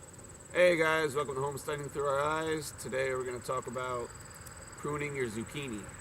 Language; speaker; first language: English; native; English